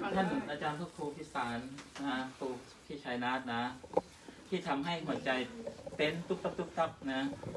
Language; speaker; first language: Thai; native; Thai